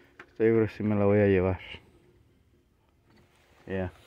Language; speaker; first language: Spanish; early bilingual, heritage; Spanish